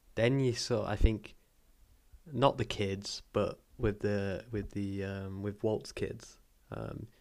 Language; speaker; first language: English; native; English